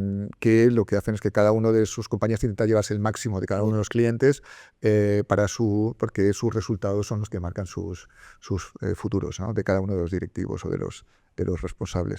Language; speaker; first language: Spanish; native; Spanish